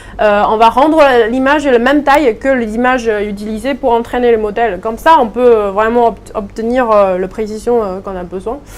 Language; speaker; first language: French; non-native, fluent; Chinese